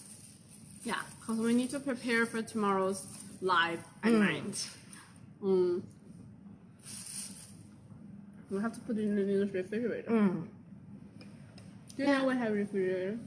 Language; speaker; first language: English; non-native, fluent; Chinese